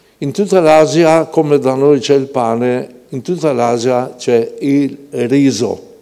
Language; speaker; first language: Italian; native; Italian